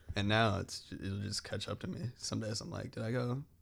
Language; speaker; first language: English; native; English